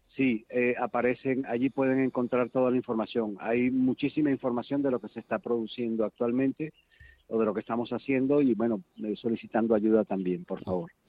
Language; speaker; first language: Spanish; native; Spanish